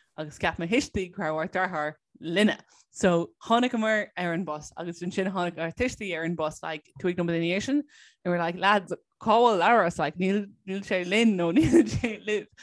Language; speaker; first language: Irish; non-native, local second language; English